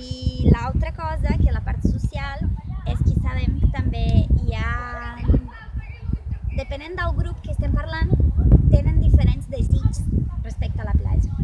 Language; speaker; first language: Catalan; non-native, fluent; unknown